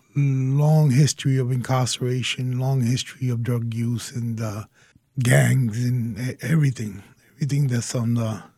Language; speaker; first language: English; early bilingual, other home language; Spanish